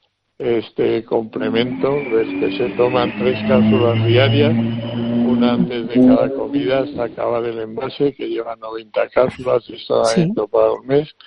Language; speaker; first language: Spanish; native; Spanish